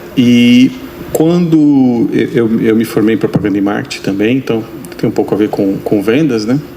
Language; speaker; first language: Portuguese; native; Portuguese